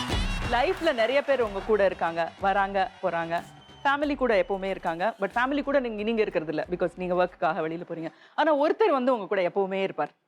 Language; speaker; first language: Tamil; native; Tamil